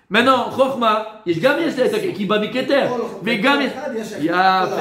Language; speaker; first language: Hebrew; non-native, fluent; French